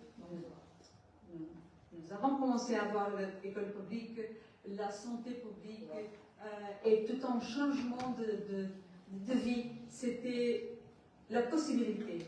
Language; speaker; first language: French; non-native, learner; Portuguese